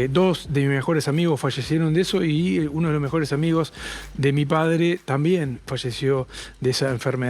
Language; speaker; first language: Spanish; native; Spanish